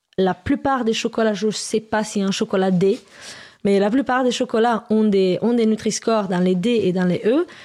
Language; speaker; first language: French; non-native, fluent; Romanian